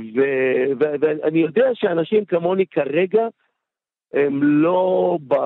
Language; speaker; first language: Hebrew; native; Hebrew